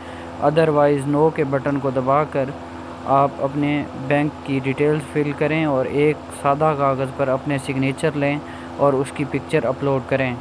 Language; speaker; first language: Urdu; non-native, local second language; Punjabi